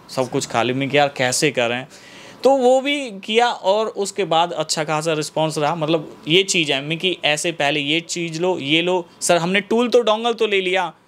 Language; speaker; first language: Hindi; native; Hindi